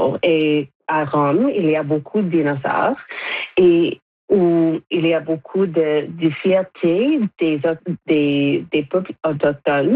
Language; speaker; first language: French; non-native, local second language; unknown